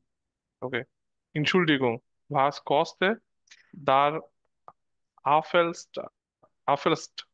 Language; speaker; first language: German; non-native, learner; Bangla